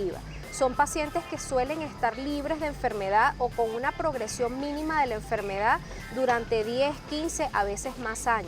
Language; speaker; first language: Spanish; native; Spanish